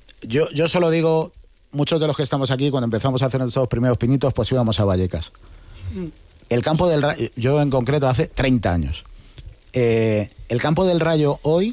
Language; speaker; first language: Spanish; native; Spanish